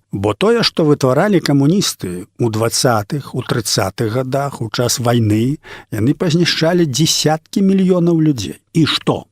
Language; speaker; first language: Belarusian; native; Belarusian